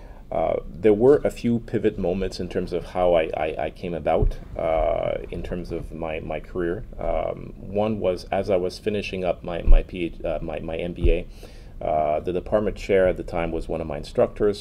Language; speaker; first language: English; non-native, fluent; French